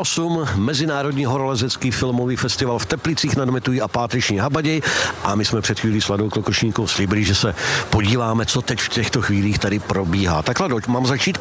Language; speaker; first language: Czech; native; Czech